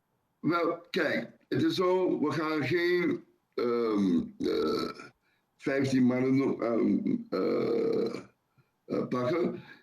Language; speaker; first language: Dutch; non-native, local second language; Papiamento